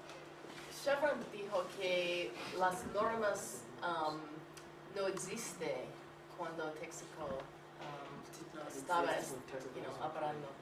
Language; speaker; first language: Spanish; non-native, learner; English